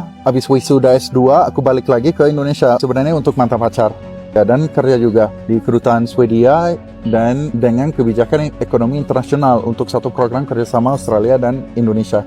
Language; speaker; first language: Indonesian; non-native, fluent; Swedish